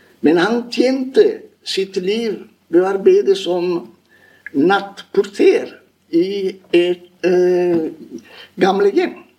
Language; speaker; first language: Norwegian; non-native, fluent; Italian